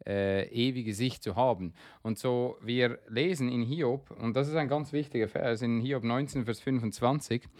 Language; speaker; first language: German; non-native, fluent; English